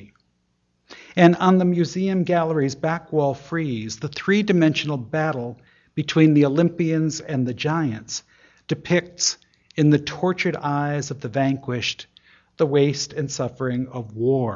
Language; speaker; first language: English; native; English